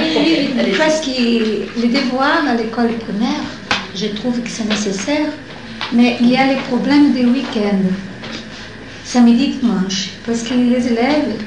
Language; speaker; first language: French; non-native, fluent; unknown